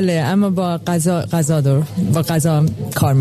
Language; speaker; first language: Persian; early bilingual, heritage; Persian